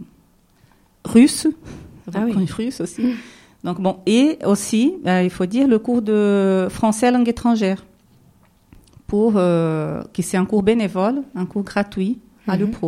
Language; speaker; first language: French; non-native, fluent; Portuguese